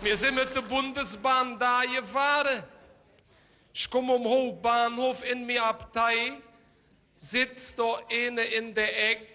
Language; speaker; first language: German; native; German